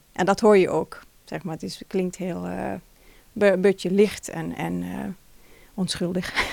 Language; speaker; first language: Dutch; non-native, fluent; Finnish